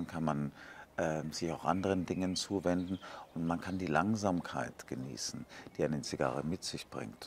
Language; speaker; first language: German; native; German